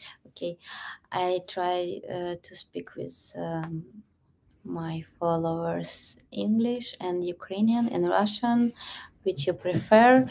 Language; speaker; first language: English; non-native, learner; Russian